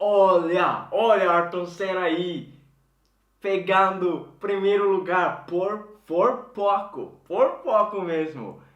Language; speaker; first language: Portuguese; non-native, fluent; Swedish